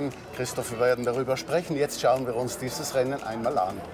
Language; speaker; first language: German; native; German